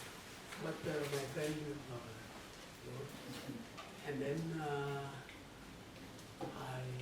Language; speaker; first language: English; non-native, learner; Sundanese